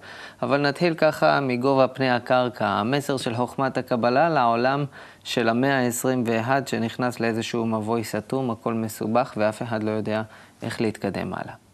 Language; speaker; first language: Hebrew; native; Hebrew